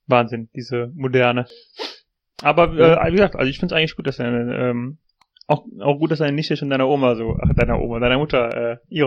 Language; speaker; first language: German; native; German